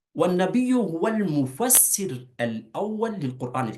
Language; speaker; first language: Arabic; non-native, fluent; Urdu